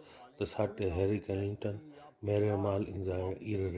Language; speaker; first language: German; non-native, learner; Urdu